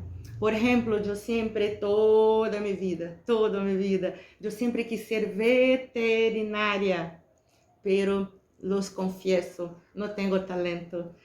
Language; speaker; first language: Spanish; non-native, fluent; Portuguese